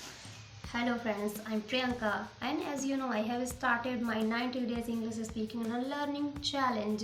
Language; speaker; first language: English; non-native, learner; Hindi